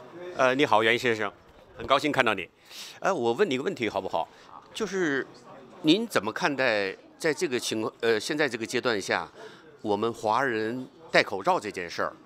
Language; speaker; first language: Chinese; native; Chinese